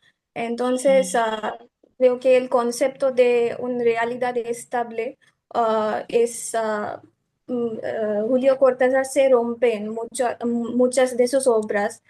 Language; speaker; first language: Spanish; non-native, fluent; Bangla